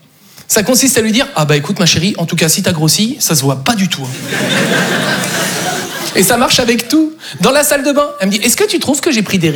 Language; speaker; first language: French; native; French